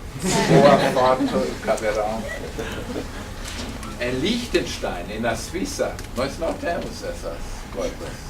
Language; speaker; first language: Portuguese; non-native, fluent; German